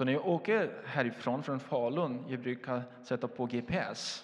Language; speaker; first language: Swedish; non-native, fluent; Portuguese